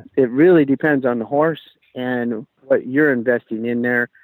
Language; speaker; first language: English; native; English